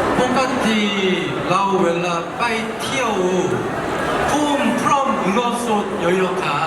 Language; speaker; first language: Thai; non-native, learner; Korean